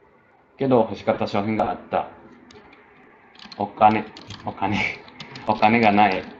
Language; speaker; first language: Japanese; non-native, fluent; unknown